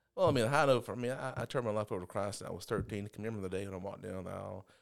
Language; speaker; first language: English; native; English